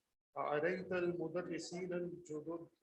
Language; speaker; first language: Arabic; non-native, learner; Urdu